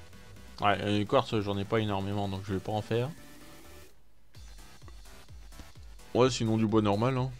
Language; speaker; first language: French; native; French